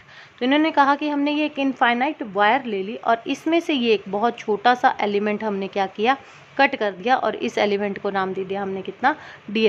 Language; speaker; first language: Hindi; native; Hindi